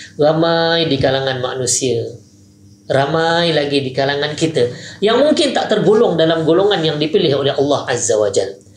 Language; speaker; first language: Malay; native; Malay